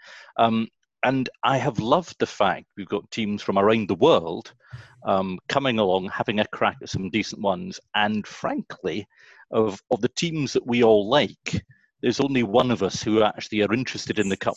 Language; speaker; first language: English; native; English